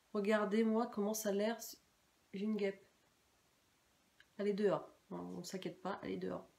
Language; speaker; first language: French; native; French